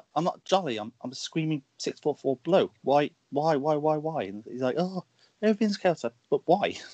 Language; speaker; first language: English; native; English